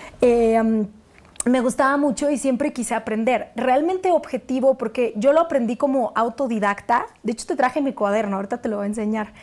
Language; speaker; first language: Spanish; non-native, fluent; Russian